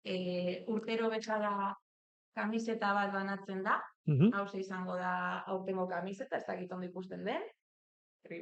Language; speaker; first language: Basque; native; Basque